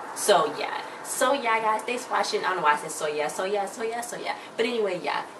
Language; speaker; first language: English; native; English